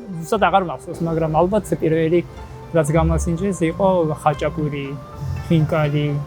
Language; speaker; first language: Georgian; non-native, fluent; Japanese